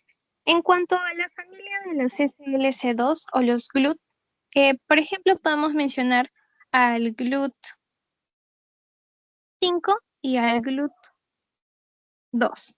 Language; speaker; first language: Spanish; native; Spanish